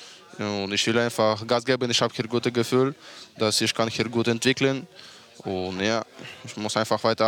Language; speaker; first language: German; non-native, learner; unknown